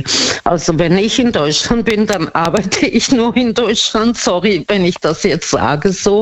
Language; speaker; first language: German; non-native, fluent; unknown